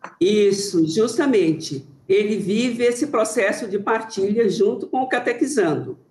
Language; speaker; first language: Portuguese; native; Portuguese